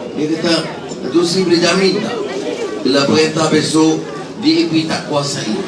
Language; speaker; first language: Malay; native; Malay